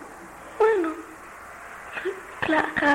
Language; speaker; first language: Spanish; non-native, learner; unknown